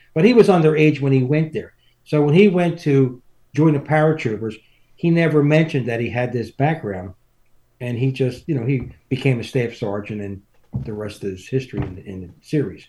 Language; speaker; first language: English; native; English